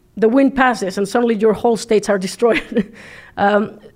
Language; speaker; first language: English; non-native, fluent; Spanish